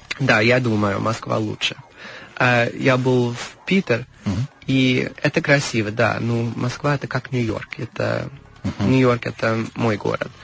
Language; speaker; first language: Russian; non-native, learner; English